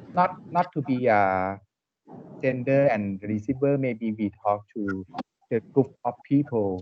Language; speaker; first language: English; non-native, learner; Thai